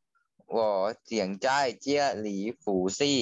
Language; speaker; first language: Chinese; non-native, learner; Thai